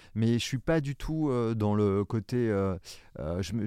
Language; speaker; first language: French; native; French